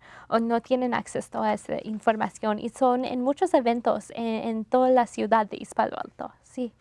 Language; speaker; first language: Spanish; non-native, fluent; English